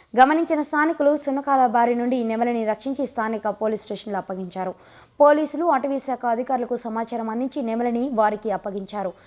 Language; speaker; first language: Telugu; native; Telugu